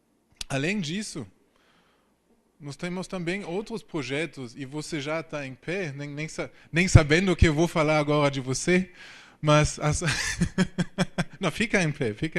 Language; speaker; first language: Portuguese; non-native, fluent; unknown